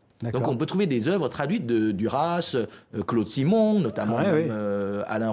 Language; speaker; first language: French; non-native, fluent; Chinese